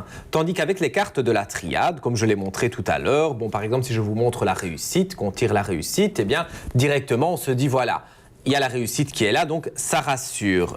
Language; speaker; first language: French; native; French